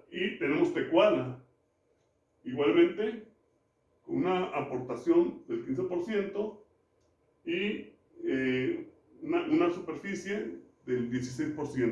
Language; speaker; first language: Spanish; native; Spanish